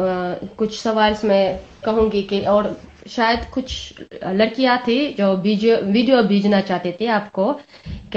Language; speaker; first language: Hindi; non-native, learner; Russian